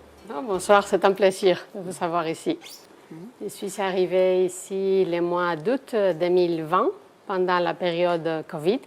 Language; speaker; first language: French; non-native, fluent; Spanish